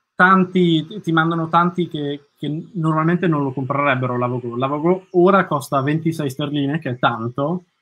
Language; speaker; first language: Italian; early bilingual, heritage; Italian